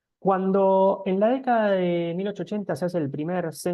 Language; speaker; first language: Spanish; native; Spanish